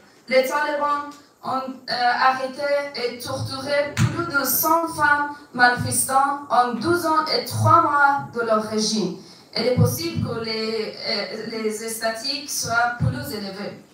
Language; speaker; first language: French; non-native, fluent; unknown